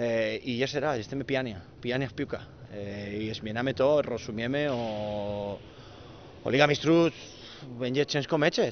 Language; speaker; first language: Polish; non-native, learner; Spanish